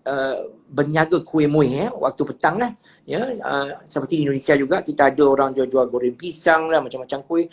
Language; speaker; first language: Malay; native; Malay